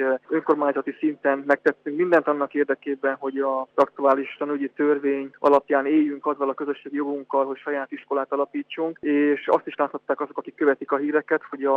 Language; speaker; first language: Hungarian; native; Hungarian